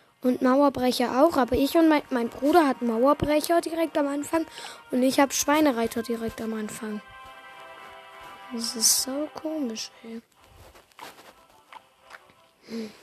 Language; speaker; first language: German; native; German